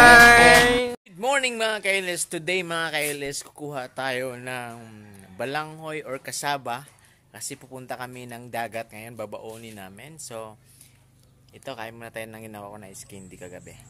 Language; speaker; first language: Filipino; non-native, local second language; Cebuano